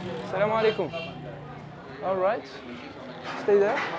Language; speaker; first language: English; non-native, learner; French